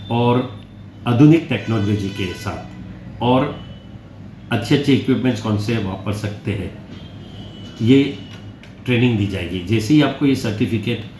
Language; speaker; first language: Hindi; non-native, local second language; Gujarati